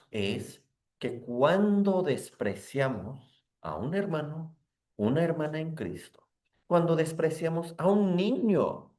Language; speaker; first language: Spanish; native; Spanish